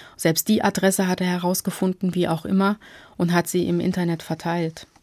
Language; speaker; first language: German; early bilingual, other home language; Turkish